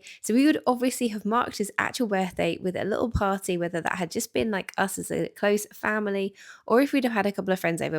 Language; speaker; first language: English; native; English